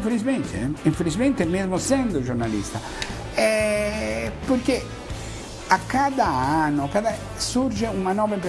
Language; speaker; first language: Portuguese; non-native, fluent; Italian